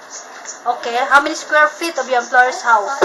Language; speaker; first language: English; non-native, fluent; Cantonese